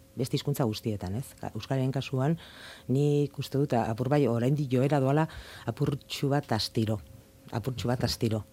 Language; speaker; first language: Basque; native; Basque